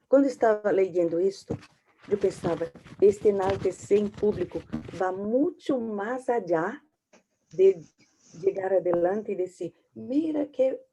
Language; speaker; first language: Portuguese; non-native, learner; Spanish